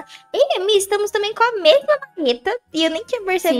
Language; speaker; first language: Portuguese; native; Portuguese